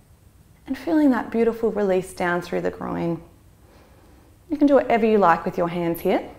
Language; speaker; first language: English; native; English